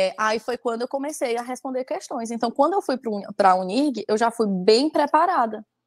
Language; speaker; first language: Portuguese; native; Portuguese